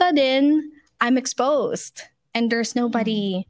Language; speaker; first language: English; non-native, local second language; Filipino